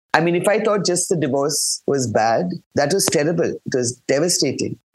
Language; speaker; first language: English; non-native, local second language; Malayalam